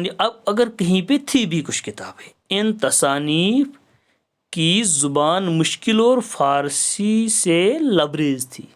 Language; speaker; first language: Urdu; native; Urdu